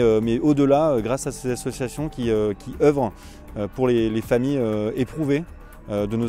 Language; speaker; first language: French; native; French